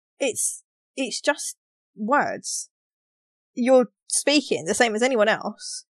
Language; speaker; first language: English; native; English